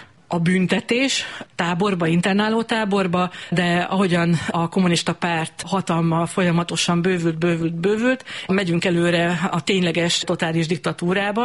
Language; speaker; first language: Hungarian; native; Hungarian